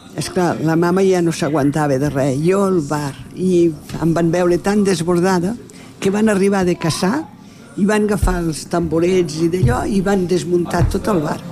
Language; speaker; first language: Catalan; native; Catalan